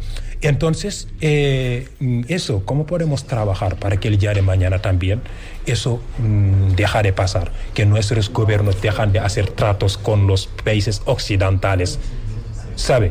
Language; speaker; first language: Spanish; non-native, fluent; Wolof